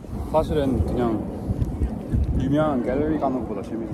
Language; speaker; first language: Korean; non-native, fluent; English